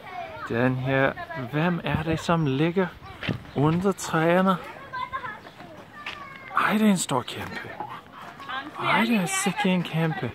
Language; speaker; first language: Danish; non-native, fluent; English